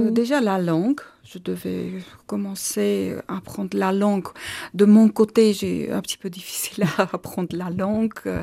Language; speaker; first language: French; non-native, learner; Armenian